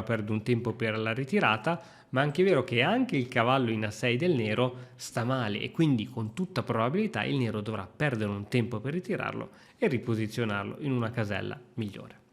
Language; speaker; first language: Italian; native; Italian